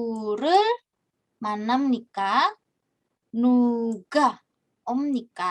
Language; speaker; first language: Korean; non-native, fluent; Indonesian